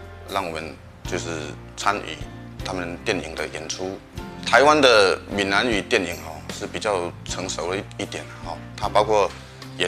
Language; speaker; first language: Chinese; non-native, local second language; Min Nan Chinese